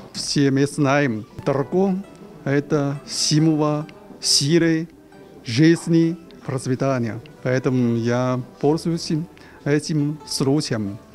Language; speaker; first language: Russian; non-native, learner; Chinese